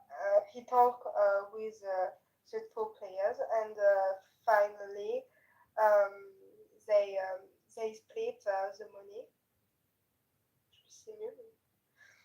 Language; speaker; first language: English; non-native, learner; French